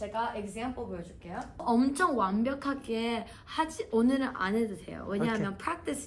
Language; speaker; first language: Korean; early bilingual, heritage; Korean